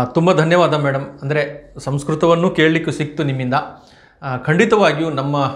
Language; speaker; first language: Kannada; native; Kannada